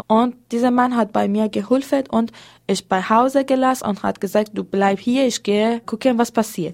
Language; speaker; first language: German; non-native, learner; Persian